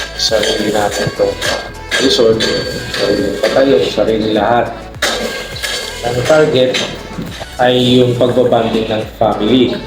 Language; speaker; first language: Filipino; native; Filipino